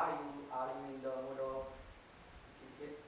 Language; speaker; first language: English; non-native, learner; Hindi